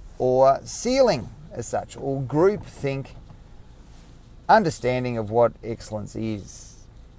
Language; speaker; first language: English; native; English